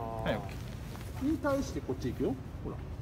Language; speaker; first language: Japanese; native; Japanese